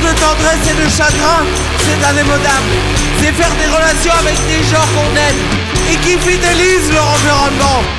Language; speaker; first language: French; native; French